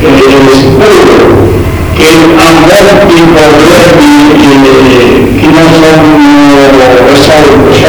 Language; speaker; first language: Italian; non-native, learner; Spanish